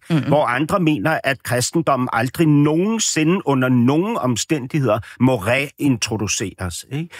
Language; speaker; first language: Danish; native; Danish